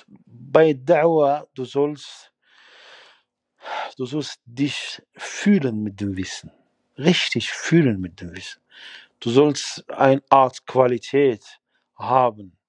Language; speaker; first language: German; non-native, fluent; Arabic